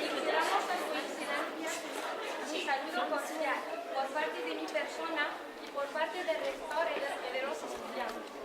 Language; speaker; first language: Spanish; non-native, fluent; Arabic